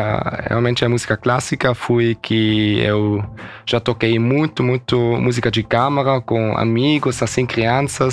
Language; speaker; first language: Portuguese; early bilingual, heritage; German